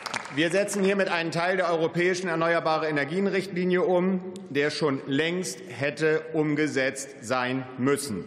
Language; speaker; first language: German; native; German